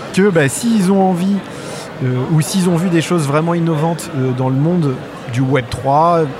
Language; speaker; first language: French; non-native, fluent; English